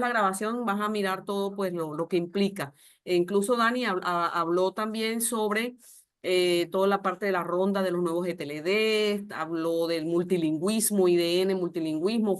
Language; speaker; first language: Spanish; native; Spanish